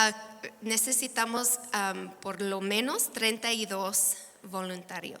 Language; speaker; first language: Spanish; non-native, fluent; English